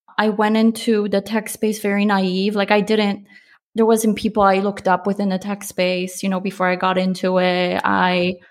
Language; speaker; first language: English; early bilingual, other home language; Polish